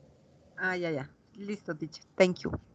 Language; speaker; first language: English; non-native, learner; Spanish